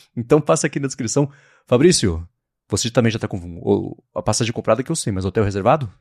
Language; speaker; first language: Portuguese; native; Portuguese